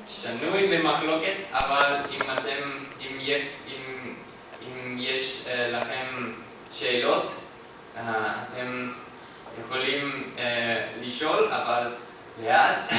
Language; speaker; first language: Hebrew; non-native, learner; English